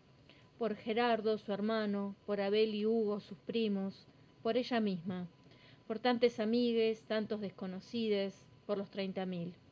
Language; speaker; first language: Spanish; native; Spanish